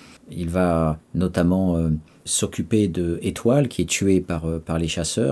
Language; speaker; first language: French; native; French